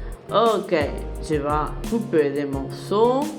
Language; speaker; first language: French; non-native, fluent; Spanish